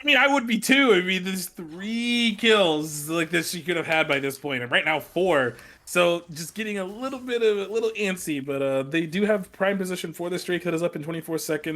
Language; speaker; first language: English; native; English